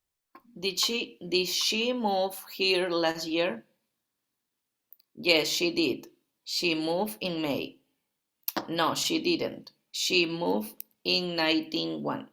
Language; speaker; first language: English; non-native, learner; Spanish